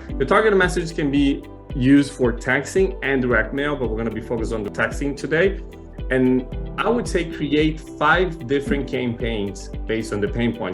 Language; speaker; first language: English; non-native, fluent; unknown